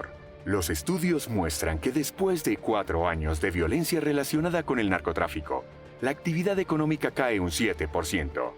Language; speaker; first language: Spanish; native; Spanish